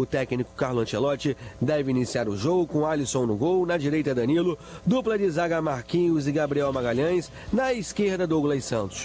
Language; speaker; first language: Portuguese; native; Portuguese